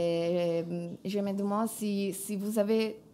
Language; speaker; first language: French; non-native, fluent; Italian